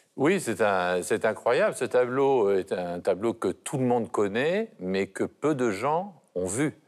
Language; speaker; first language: French; native; French